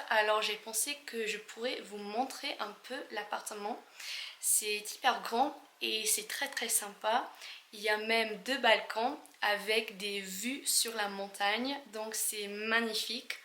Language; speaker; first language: French; non-native, fluent; English